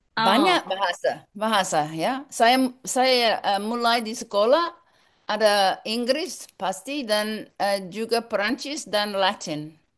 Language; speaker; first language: Indonesian; non-native, learner; English